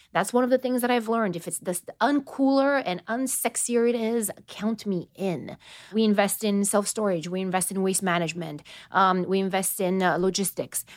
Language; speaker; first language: English; non-native, fluent; Romanian